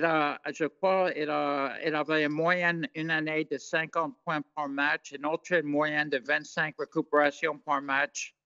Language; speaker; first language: French; non-native, fluent; English